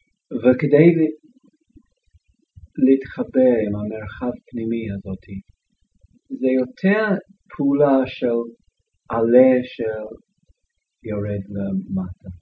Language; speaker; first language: Hebrew; non-native, fluent; English